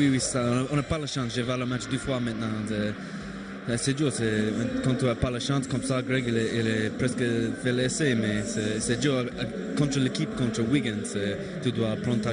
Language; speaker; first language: French; non-native, learner; English